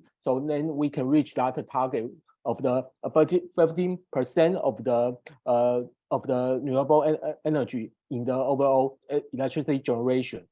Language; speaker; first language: English; non-native, fluent; Chinese